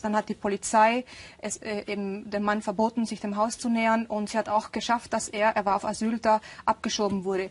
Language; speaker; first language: German; early bilingual, other home language; Urdu